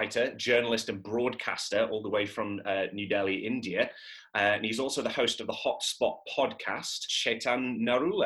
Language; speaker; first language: English; native; English